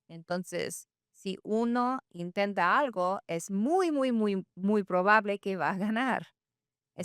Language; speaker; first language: Spanish; non-native, fluent; English